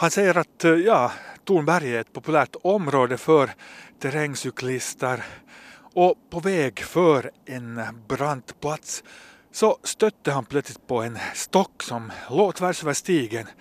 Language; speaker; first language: Swedish; native; Swedish